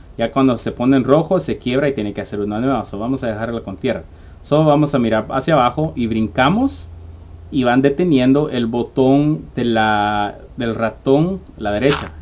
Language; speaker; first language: Spanish; early bilingual, heritage; English